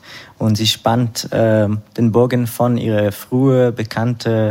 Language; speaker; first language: German; non-native, fluent; Hebrew